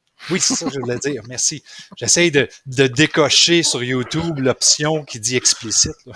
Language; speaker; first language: French; native; French